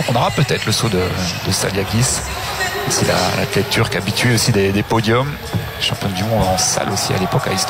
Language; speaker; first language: French; native; French